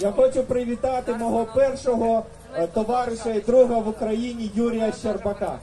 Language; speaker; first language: Ukrainian; non-native, learner; German